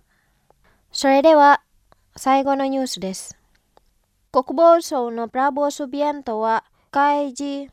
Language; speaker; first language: Japanese; non-native, fluent; Indonesian